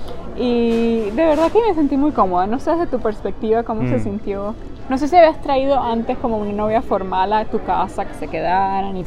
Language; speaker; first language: Spanish; native; Spanish